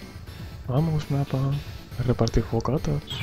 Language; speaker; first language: Spanish; native; Spanish